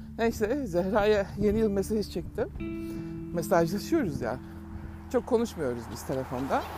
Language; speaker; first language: Turkish; native; Turkish